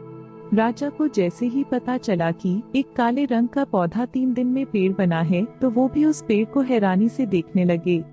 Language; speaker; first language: Hindi; native; Hindi